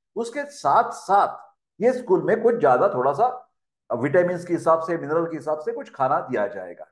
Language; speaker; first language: Hindi; non-native, local second language; Marathi